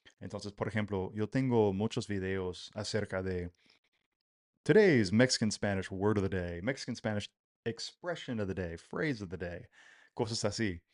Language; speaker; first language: Spanish; non-native, fluent; English